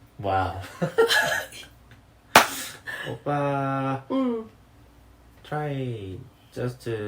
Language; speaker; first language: English; non-native, learner; Korean